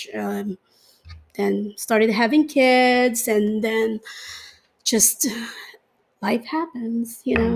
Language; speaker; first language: English; non-native, local second language; Filipino